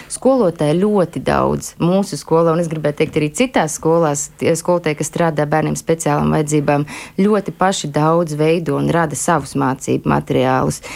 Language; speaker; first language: Latvian; native; Latvian